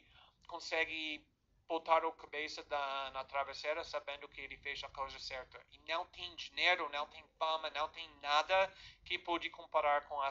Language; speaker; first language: Portuguese; non-native, fluent; English